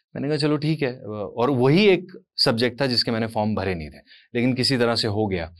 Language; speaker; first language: Hindi; native; Hindi